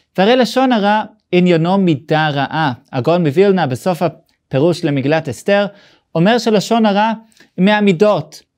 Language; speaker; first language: Hebrew; non-native, fluent; English